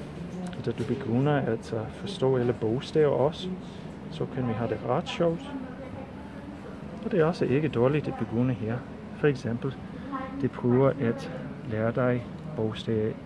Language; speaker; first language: Danish; non-native, fluent; English